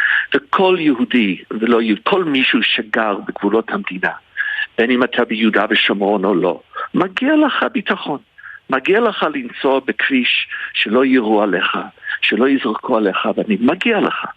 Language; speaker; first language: Hebrew; non-native, fluent; English